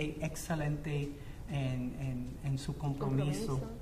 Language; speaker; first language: Spanish; non-native, fluent; English